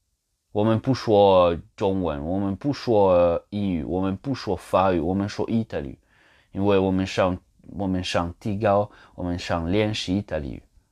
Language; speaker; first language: Chinese; non-native, learner; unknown